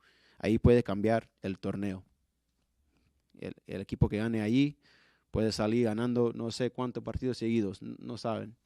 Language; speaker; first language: Spanish; early bilingual, heritage; Spanish